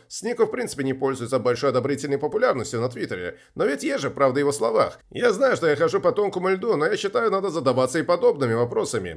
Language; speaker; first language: Russian; native; Russian